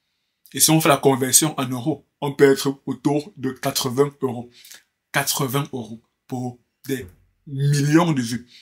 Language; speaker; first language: French; native; French